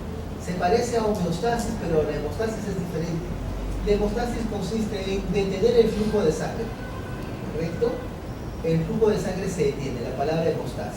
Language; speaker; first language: Spanish; native; Spanish